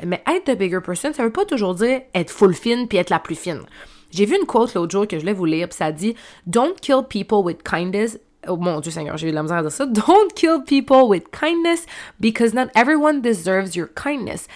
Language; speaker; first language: French; native; French